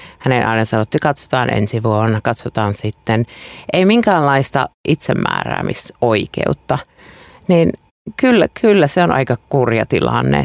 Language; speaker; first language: Finnish; native; Finnish